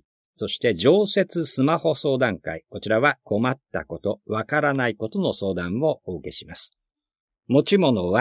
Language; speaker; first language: Japanese; native; Japanese